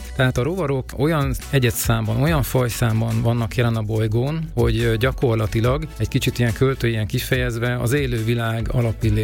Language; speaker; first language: Hungarian; native; Hungarian